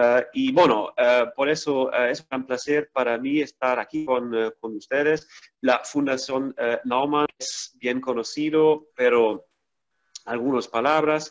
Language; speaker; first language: Spanish; non-native, fluent; German